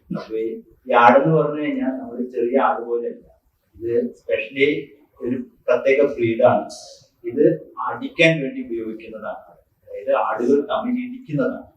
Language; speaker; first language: Malayalam; native; Malayalam